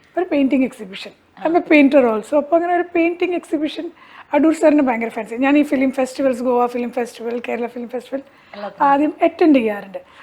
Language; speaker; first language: Malayalam; early bilingual, heritage; Malayalam